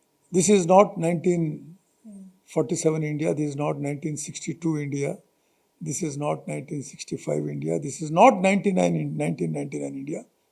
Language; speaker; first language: English; non-native, local second language; Telugu